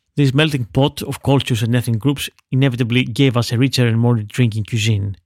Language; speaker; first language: English; non-native, fluent; Greek